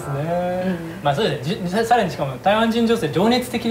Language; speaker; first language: Japanese; native; Japanese